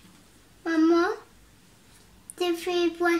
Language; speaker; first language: French; native; French